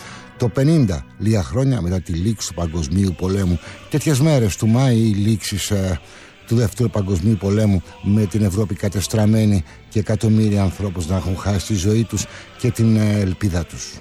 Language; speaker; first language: Greek; native; Greek